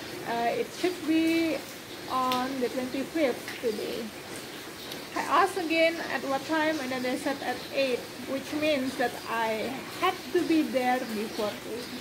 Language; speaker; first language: English; non-native, fluent; Indonesian